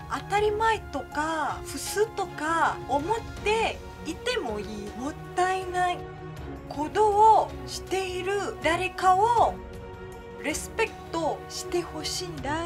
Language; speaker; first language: Japanese; non-native, fluent; Malay